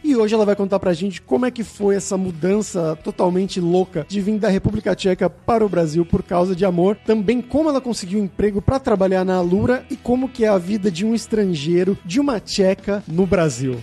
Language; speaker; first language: Portuguese; native; Portuguese